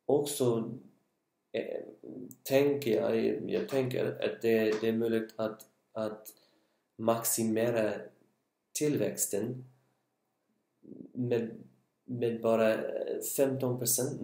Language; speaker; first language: Swedish; non-native, learner; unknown